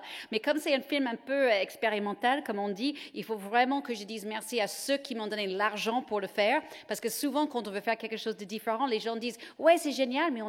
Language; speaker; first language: French; native; French